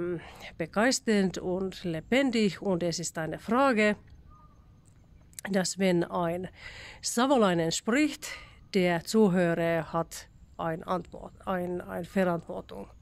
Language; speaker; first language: German; non-native, learner; Finnish